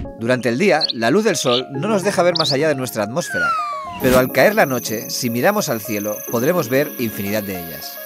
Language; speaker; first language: Spanish; native; Spanish